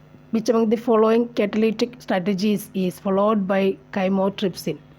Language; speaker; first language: English; non-native, local second language; Malayalam